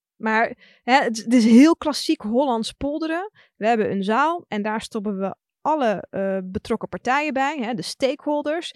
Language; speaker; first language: Dutch; early bilingual, other home language; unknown